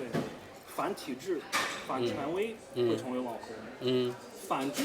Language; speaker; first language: Chinese; native; Chinese